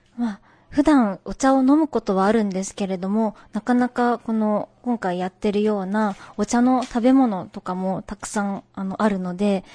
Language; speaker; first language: Japanese; native; Japanese